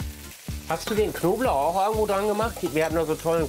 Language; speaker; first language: German; native; German